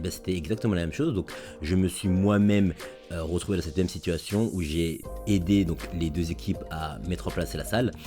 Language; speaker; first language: French; native; French